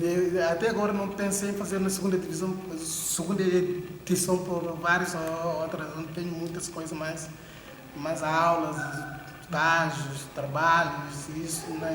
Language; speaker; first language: Portuguese; non-native, local second language; Upper Guinea Crioulo